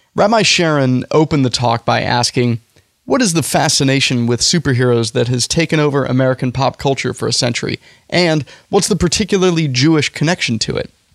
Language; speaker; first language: English; native; English